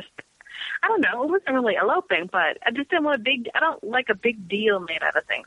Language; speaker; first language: English; native; English